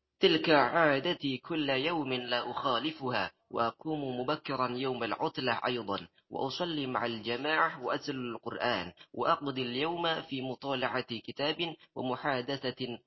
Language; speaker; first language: Arabic; non-native, learner; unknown